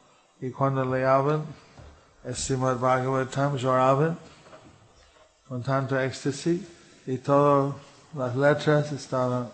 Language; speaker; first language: Spanish; non-native, fluent; English